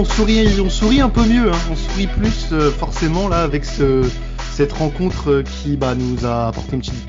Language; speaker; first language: French; native; French